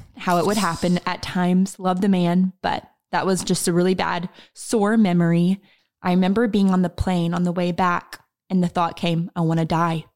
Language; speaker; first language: English; native; English